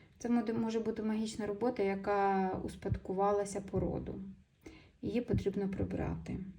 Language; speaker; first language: Ukrainian; non-native, local second language; Russian